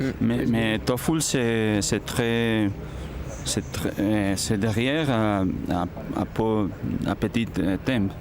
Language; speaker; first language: French; non-native, learner; Spanish